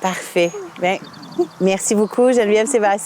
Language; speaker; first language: French; native; French